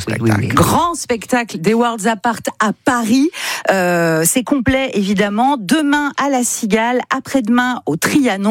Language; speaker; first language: French; native; French